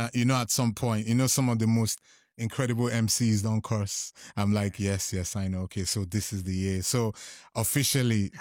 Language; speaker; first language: English; non-native, local second language; Igbo